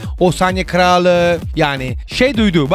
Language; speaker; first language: Turkish; non-native, learner; Italian